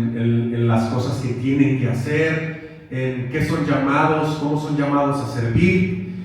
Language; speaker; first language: Spanish; native; Spanish